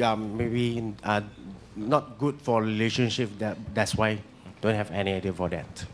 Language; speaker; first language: English; non-native, learner; Chinese